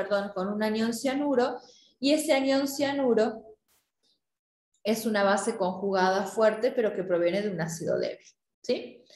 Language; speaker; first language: Spanish; native; Spanish